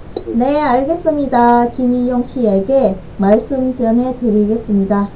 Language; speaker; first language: Korean; non-native, fluent; Vietnamese